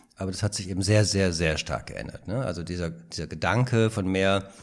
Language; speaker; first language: German; native; German